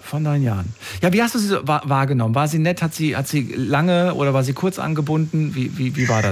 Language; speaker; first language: German; native; German